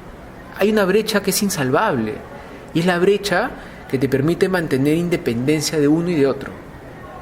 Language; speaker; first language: Spanish; native; Spanish